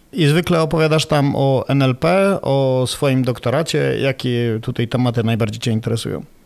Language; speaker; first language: Polish; native; Polish